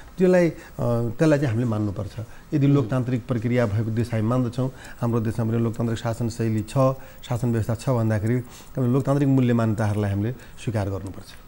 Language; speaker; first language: Nepali; non-native, local second language; Maithili